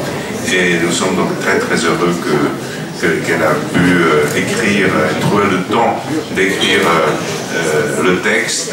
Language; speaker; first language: French; non-native, fluent; Czech